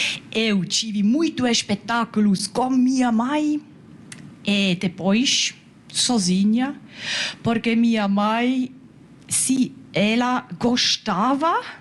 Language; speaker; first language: Portuguese; non-native, learner; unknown